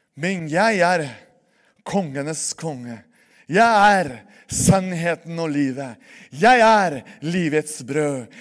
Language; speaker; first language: Norwegian; non-native, fluent; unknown